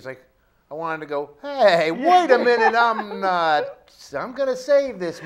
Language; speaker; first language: English; native; English